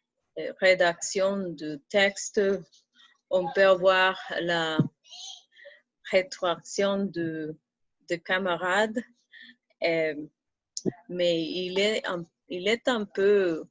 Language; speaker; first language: French; non-native, fluent; Spanish